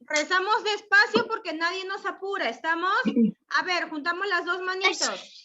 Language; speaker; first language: Spanish; native; Spanish